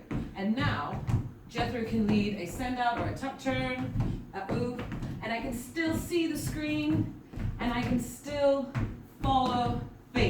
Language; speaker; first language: English; native; English